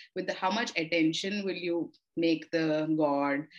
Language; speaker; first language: English; non-native, local second language; Telugu